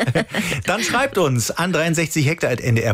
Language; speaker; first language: German; native; German